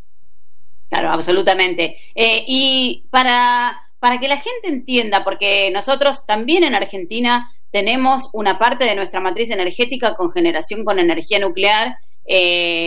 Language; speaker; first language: Spanish; native; Spanish